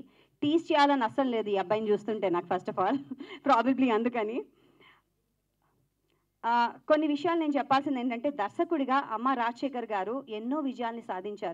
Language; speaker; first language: Telugu; native; Telugu